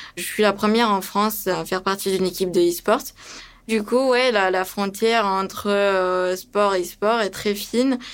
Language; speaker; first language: French; early bilingual, other home language; Romanian